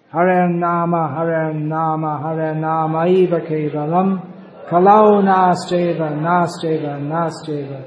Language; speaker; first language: Hindi; non-native, fluent; English